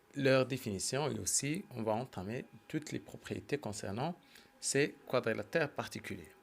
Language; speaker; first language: French; non-native, local second language; Arabic